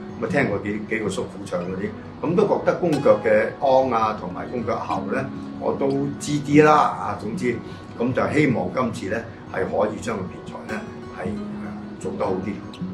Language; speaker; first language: Cantonese; native; Cantonese